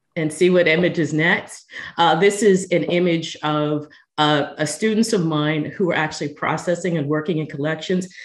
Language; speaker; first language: English; native; English